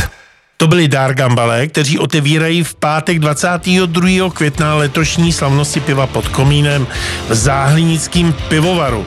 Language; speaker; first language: Czech; native; Czech